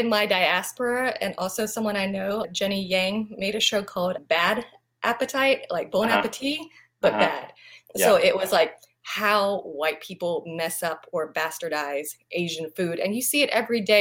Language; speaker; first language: English; non-native, fluent; Vietnamese